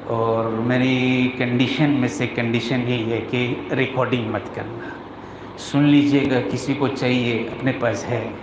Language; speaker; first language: Urdu; non-native, local second language; Kashmiri